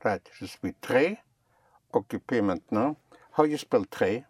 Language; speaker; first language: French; non-native, fluent; English